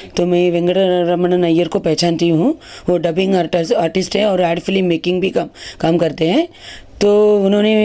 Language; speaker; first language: Hindi; non-native, local second language; Tamil